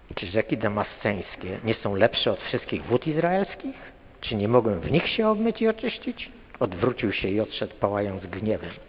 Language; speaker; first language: Polish; native; Polish